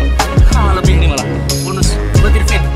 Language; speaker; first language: Indonesian; native; Indonesian